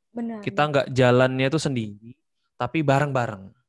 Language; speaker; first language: Indonesian; native; Indonesian